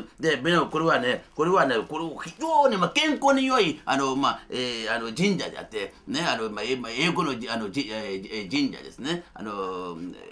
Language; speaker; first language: Japanese; non-native, fluent; Fon